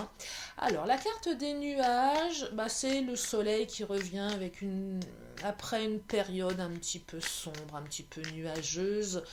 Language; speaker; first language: French; native; French